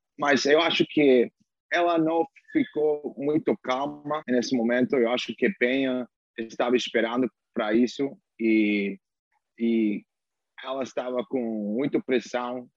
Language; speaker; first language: Portuguese; non-native, learner; English